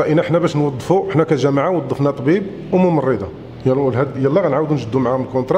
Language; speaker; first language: Arabic; native; Arabic